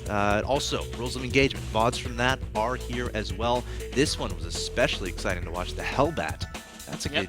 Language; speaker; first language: English; native; English